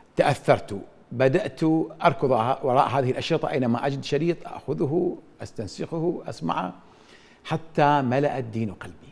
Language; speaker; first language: Arabic; native; Arabic